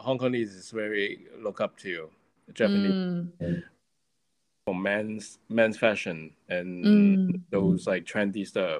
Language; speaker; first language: English; non-native, local second language; Cantonese